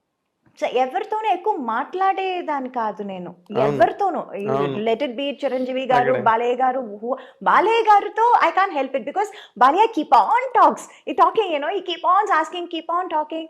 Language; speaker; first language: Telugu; non-native, local second language; Tamil